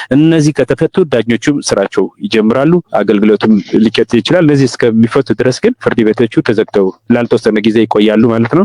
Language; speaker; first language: Amharic; non-native, local second language; Tigrinya